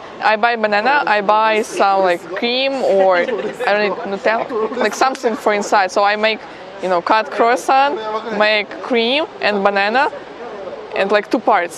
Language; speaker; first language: English; non-native, fluent; Ukrainian